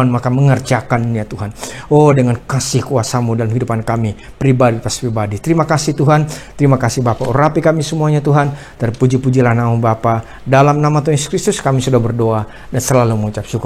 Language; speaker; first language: Indonesian; native; Indonesian